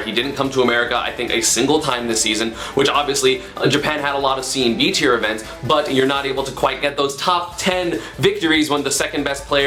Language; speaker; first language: English; native; English